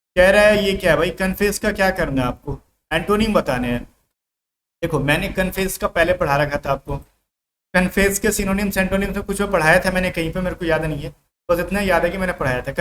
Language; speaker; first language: Hindi; native; Hindi